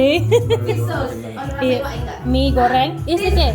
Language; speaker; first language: Spanish; non-native, learner; Indonesian